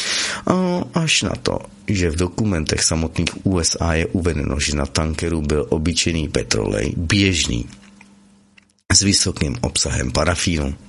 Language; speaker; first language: Czech; native; Czech